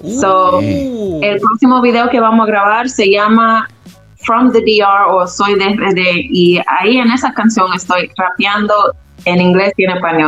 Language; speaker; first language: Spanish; early bilingual, other home language; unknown